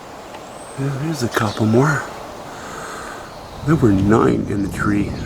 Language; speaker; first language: English; native; English